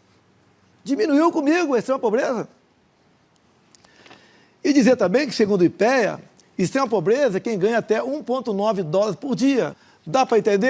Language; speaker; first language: Portuguese; native; Portuguese